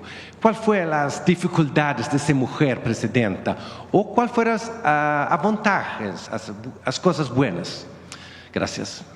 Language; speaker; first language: Spanish; non-native, fluent; Swedish